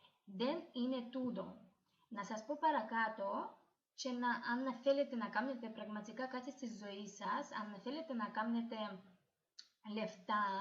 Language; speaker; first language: Greek; non-native, fluent; Ukrainian